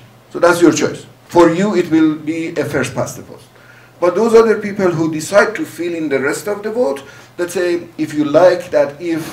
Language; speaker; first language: English; non-native, fluent; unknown